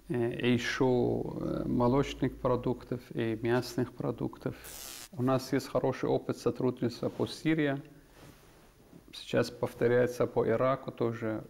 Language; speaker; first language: Russian; non-native, fluent; Persian